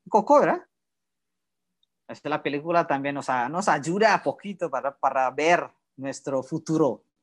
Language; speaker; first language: Spanish; non-native, learner; Indonesian